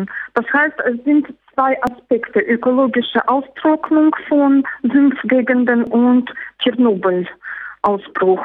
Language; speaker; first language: German; non-native, fluent; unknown